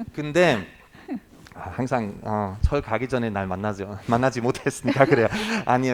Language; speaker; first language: Korean; non-native, fluent; German